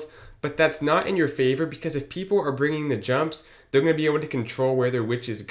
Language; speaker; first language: English; native; English